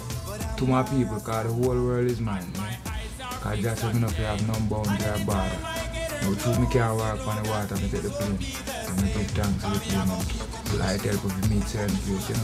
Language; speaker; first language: English; non-native, local second language; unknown